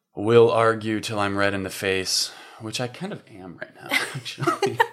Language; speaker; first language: English; native; English